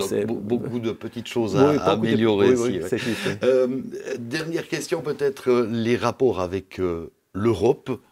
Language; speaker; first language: French; native; French